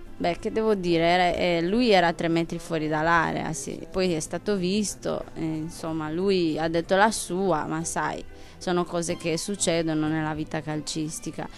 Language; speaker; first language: Italian; non-native, fluent; Romanian